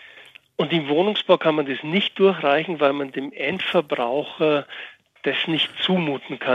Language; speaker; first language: German; native; German